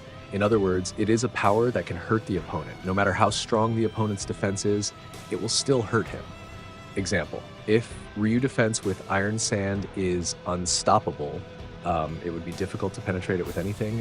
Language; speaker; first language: English; non-native, fluent; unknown